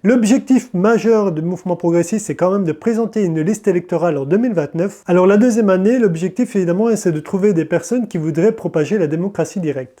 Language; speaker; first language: French; native; French